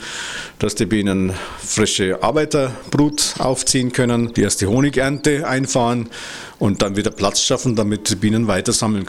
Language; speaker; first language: German; native; German